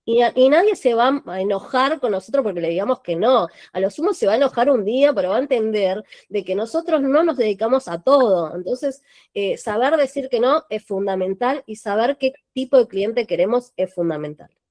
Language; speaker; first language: Spanish; native; Spanish